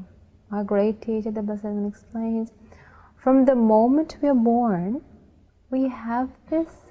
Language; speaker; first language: English; non-native, local second language; Sinhala